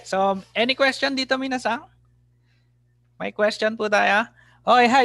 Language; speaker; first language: English; non-native, local second language; Filipino